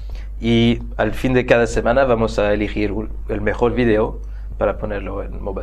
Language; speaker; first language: Spanish; non-native, fluent; French